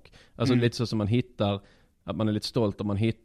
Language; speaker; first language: Swedish; native; Swedish